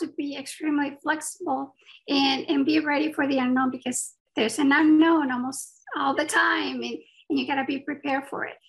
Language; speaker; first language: English; non-native, fluent; Spanish